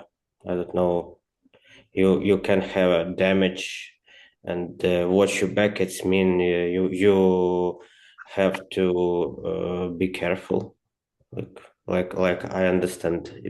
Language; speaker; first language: English; non-native, learner; Ukrainian